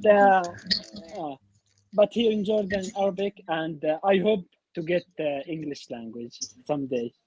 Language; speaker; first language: English; non-native, learner; Arabic